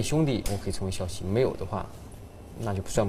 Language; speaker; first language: Chinese; native; Chinese